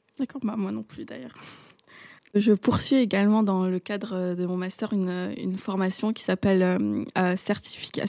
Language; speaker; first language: French; non-native, local second language; Arabic